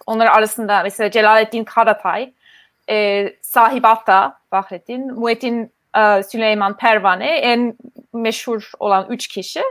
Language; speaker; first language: Turkish; non-native, fluent; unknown